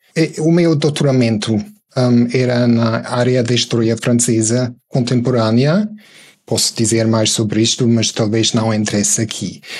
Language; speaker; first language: Portuguese; non-native, fluent; German